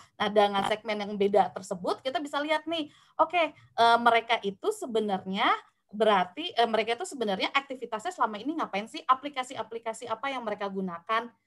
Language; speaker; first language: Indonesian; native; Indonesian